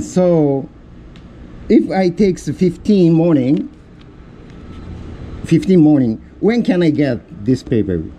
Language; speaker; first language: English; non-native, learner; Japanese